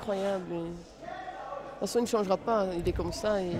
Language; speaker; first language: French; native; French